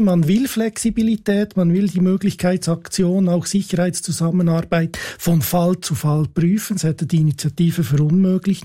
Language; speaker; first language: German; native; German